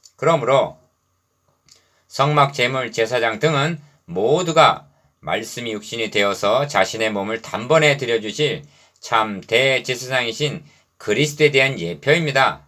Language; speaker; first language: Korean; native; Korean